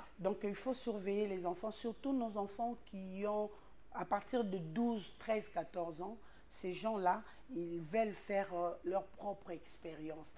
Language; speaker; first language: French; non-native, local second language; Lingala